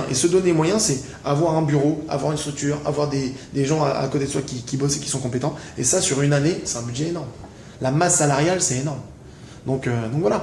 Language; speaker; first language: French; native; French